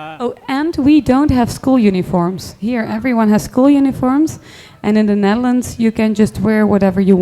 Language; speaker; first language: English; non-native, fluent; Dutch